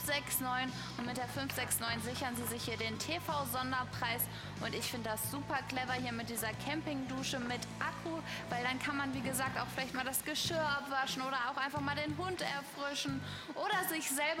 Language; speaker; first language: German; native; German